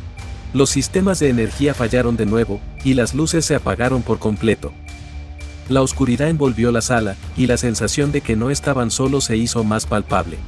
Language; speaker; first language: Spanish; native; Spanish